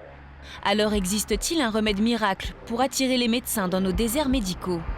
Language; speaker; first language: French; native; French